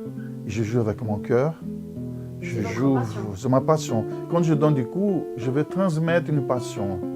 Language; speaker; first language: French; non-native, fluent; Portuguese